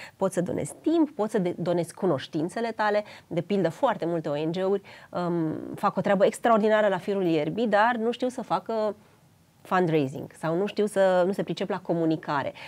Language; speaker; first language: Romanian; native; Romanian